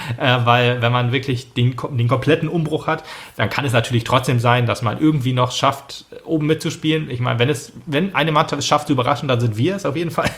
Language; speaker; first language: German; native; German